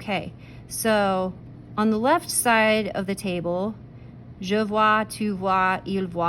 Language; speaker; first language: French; non-native, fluent; English